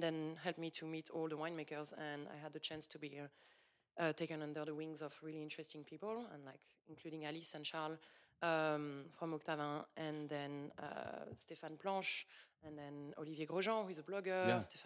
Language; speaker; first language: English; non-native, fluent; French